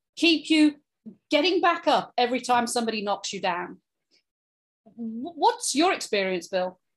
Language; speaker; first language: English; native; English